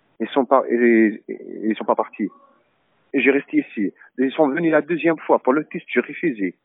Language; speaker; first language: French; non-native, learner; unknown